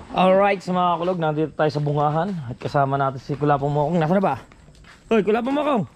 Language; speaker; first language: Filipino; native; Filipino